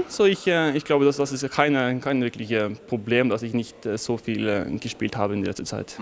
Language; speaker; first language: German; non-native, fluent; Norwegian